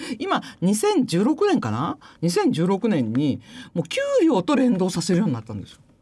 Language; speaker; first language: Japanese; native; Japanese